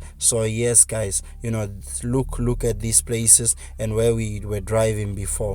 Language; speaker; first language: English; non-native, local second language; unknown